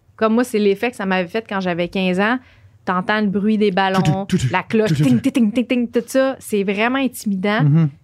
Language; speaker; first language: French; native; French